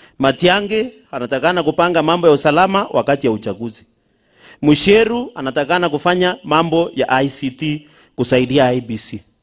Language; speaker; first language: Swahili; non-native, local second language; Kalenjin